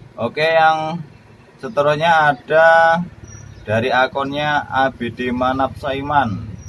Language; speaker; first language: Indonesian; native; Indonesian